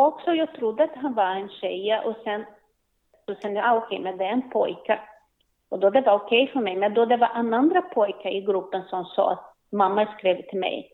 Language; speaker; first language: Swedish; non-native, learner; Portuguese